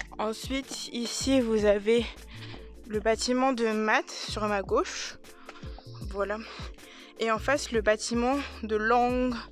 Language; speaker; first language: French; native; French